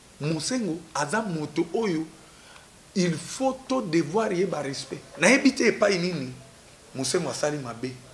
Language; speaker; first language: Lingala; native; Lingala